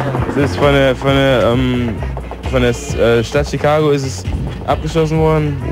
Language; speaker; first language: German; native; German